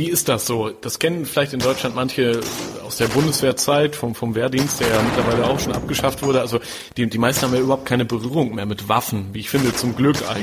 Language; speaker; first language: German; native; German